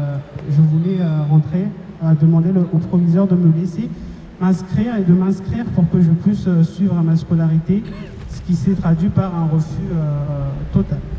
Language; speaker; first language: French; non-native, local second language; Comorian